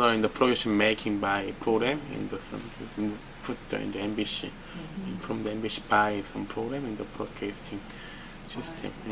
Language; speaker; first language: English; non-native, learner; Korean